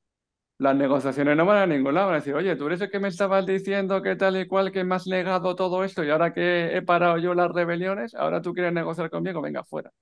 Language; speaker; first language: Spanish; native; Spanish